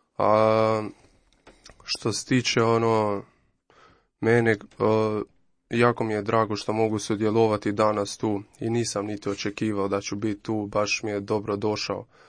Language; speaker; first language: Croatian; non-native, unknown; Albanian